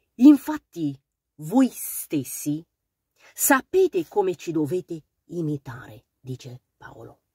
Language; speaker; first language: Italian; non-native, fluent; Romanian